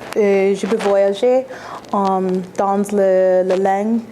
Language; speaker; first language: French; non-native, fluent; English